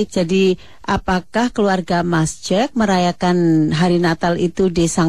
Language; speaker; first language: Indonesian; native; Indonesian